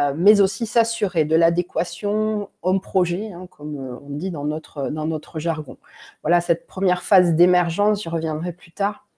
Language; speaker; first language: French; native; French